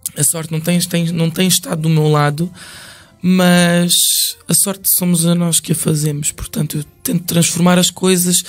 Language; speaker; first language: Portuguese; early bilingual, other home language; English